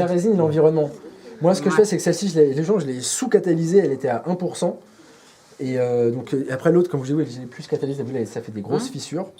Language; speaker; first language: French; native; French